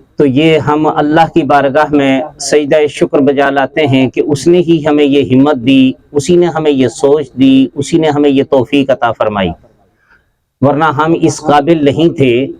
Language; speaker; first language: Urdu; native; Urdu